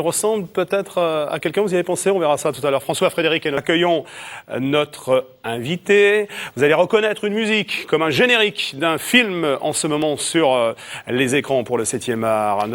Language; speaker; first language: French; native; French